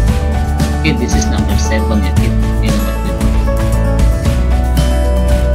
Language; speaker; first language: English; non-native, learner; Indonesian